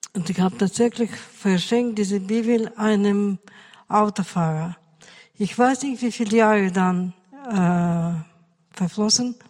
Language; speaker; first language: German; non-native, local second language; Russian